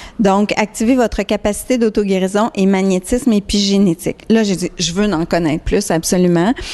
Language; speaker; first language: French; native; French